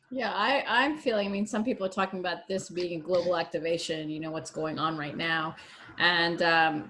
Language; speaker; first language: English; native; English